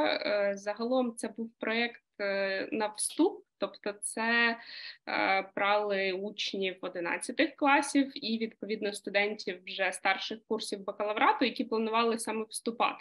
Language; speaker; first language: Ukrainian; native; Ukrainian